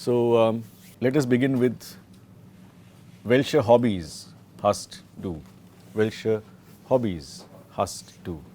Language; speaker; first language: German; non-native, fluent; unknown